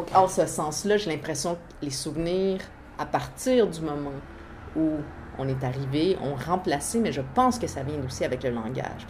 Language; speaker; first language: French; early bilingual, other home language; Spanish